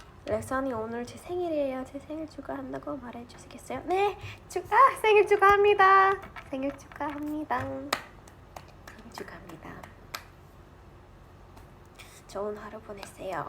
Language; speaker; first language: Korean; non-native, learner; English